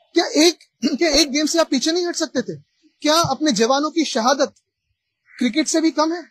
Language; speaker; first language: Hindi; non-native, local second language; Marathi